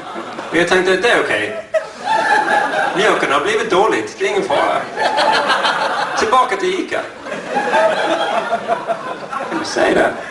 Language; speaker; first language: Swedish; non-native, learner; English